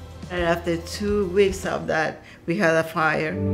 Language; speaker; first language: English; non-native, fluent; Spanish